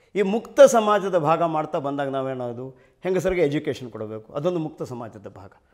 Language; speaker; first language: Kannada; native; Kannada